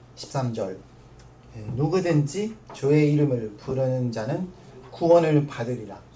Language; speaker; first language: Korean; non-native, learner; Japanese